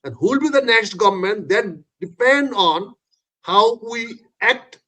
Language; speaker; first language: English; non-native, local second language; Bangla